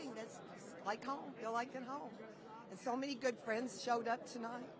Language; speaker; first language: English; native; English